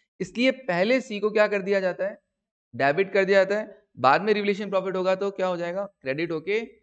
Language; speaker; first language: Hindi; native; Hindi